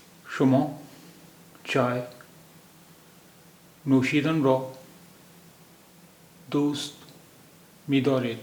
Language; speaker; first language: Persian; non-native, fluent; Urdu